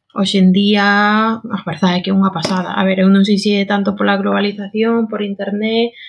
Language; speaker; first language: Galician; non-native, local second language; Spanish